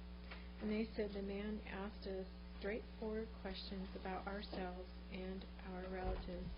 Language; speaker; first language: English; native; English